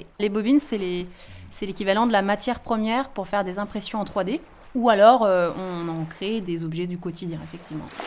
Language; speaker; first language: French; native; French